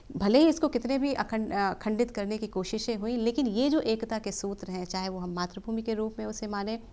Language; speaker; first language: Hindi; native; Hindi